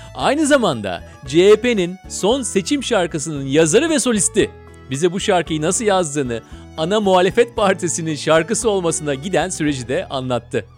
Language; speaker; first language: Turkish; non-native, local second language; Kurdish